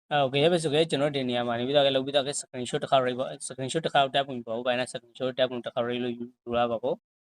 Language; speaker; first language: Burmese; native; Burmese